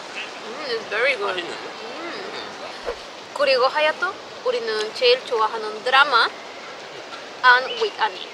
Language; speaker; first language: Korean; non-native, learner; Spanish